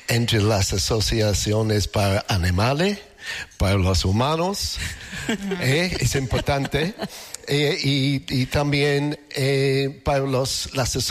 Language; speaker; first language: Spanish; non-native, learner; English